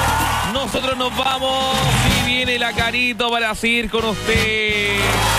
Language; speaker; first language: Spanish; native; Spanish